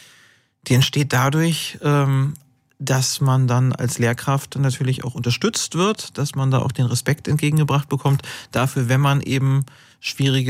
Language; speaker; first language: German; native; German